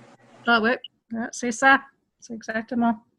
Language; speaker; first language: French; non-native, fluent; English